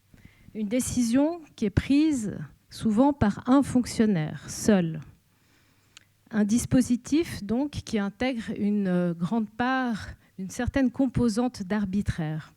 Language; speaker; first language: French; native; French